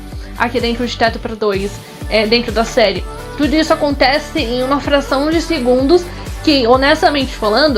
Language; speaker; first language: Portuguese; native; Portuguese